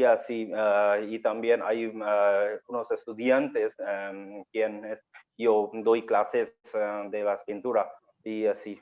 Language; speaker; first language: Spanish; non-native, learner; Bangla